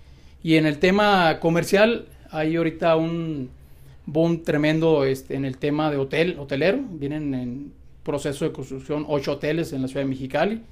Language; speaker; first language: Spanish; native; Spanish